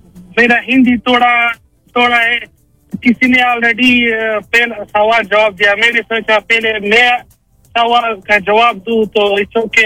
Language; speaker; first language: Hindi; non-native, learner; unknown